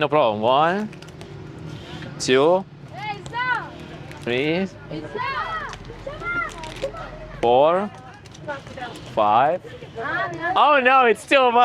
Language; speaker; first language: English; non-native, learner; Lithuanian